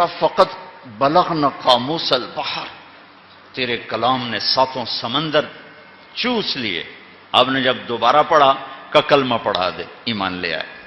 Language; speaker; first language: Urdu; non-native, local second language; Punjabi